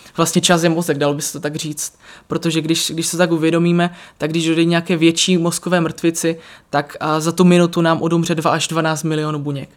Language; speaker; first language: Czech; native; Czech